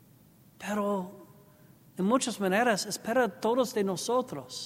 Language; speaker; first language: Spanish; non-native, learner; English